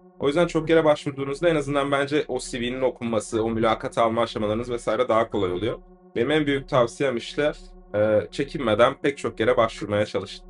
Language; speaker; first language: Turkish; native; Turkish